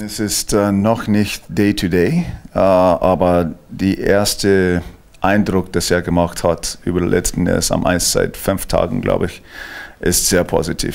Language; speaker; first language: German; non-native, fluent; English